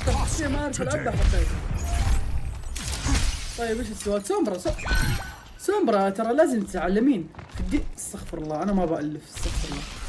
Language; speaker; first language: Arabic; native; Arabic